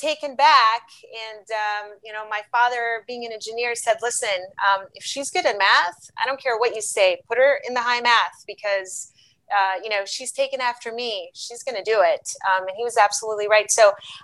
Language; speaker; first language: English; early bilingual, other home language; Portuguese